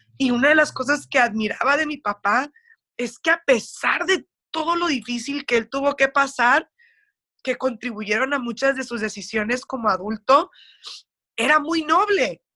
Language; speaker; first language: Spanish; early bilingual, heritage; Spanish